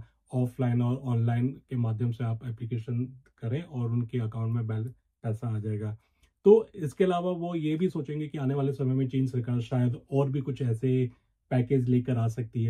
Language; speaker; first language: Hindi; native; Hindi